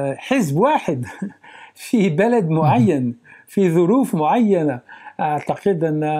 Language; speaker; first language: Arabic; non-native, fluent; French